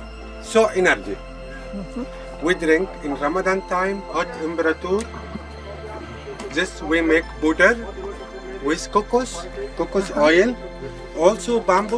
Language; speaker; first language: English; non-native, learner; Arabic